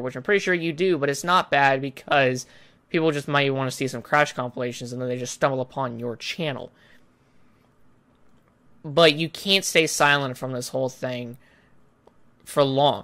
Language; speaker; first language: English; native; English